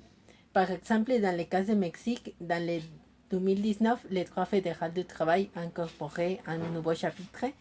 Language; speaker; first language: French; non-native, learner; Spanish